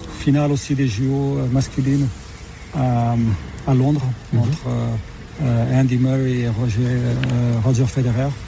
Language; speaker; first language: French; non-native, fluent; Portuguese